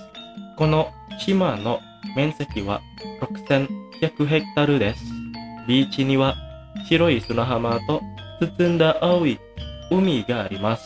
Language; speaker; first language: Japanese; non-native, fluent; Indonesian